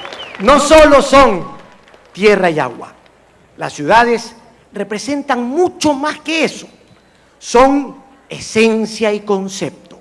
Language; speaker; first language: Spanish; native; Spanish